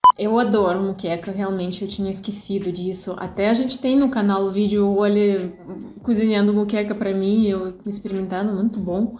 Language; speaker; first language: Portuguese; non-native, fluent; Russian